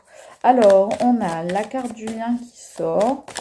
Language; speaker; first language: French; native; French